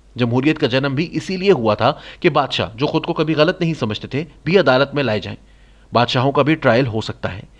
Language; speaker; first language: Urdu; non-native, local second language; Saraiki